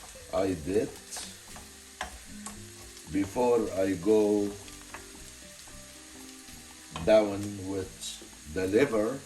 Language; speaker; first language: English; non-native, learner; Arabic